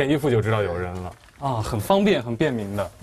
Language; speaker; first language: Chinese; native; Chinese